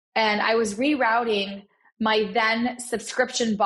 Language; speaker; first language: English; native; English